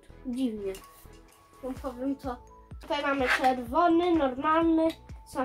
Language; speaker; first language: Polish; early bilingual, heritage; Polish